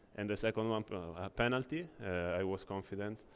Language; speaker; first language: English; non-native, learner; Italian